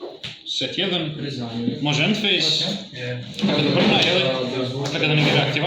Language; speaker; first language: Bosnian; native; Bosnian